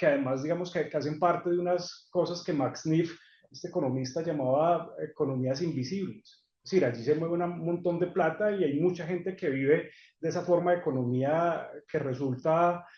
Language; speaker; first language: Spanish; native; Spanish